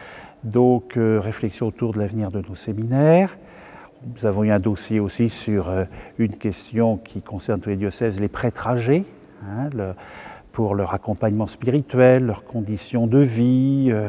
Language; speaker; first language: French; native; French